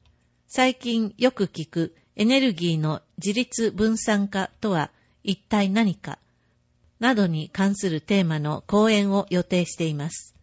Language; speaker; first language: Japanese; native; Japanese